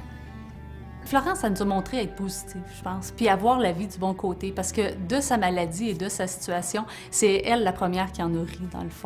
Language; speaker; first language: French; native; French